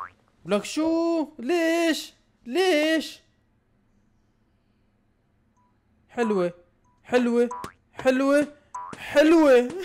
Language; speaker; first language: Arabic; native; Arabic